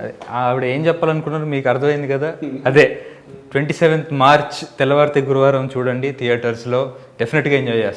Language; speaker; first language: Telugu; native; Telugu